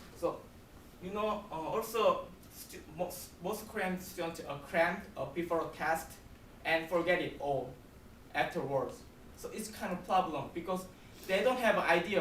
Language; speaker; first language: English; non-native, learner; Korean